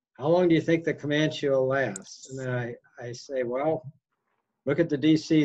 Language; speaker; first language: English; native; English